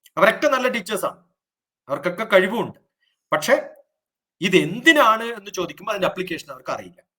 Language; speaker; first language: Malayalam; native; Malayalam